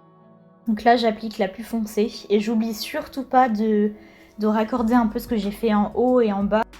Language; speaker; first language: French; native; French